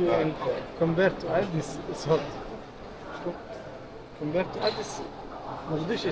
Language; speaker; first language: English; non-native, fluent; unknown